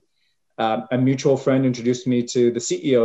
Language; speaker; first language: English; native; English